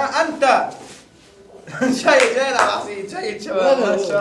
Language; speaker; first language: Arabic; non-native, learner; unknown